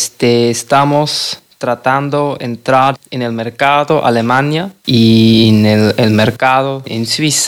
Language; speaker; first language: Spanish; non-native, fluent; German